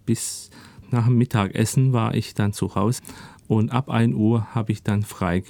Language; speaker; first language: German; early bilingual, other home language; Turkish